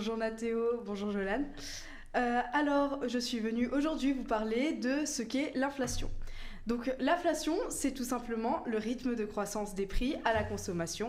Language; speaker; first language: French; native; French